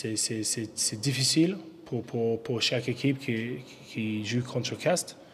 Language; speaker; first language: French; non-native, learner; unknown